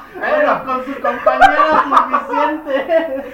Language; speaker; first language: Spanish; native; Spanish